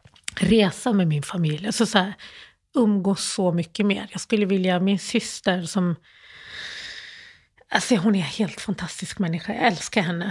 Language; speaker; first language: Swedish; early bilingual, other home language; Arabic